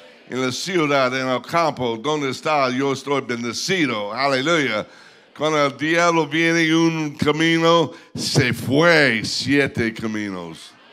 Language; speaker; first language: Spanish; non-native, learner; English